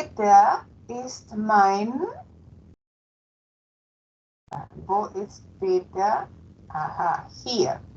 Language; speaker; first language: German; non-native, fluent; Spanish